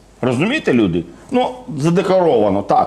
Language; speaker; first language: Ukrainian; non-native, fluent; Georgian